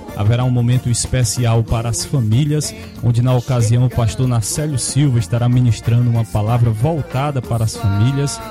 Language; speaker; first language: Portuguese; native; Portuguese